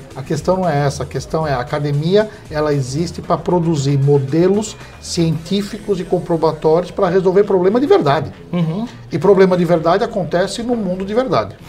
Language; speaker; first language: Portuguese; early bilingual, heritage; English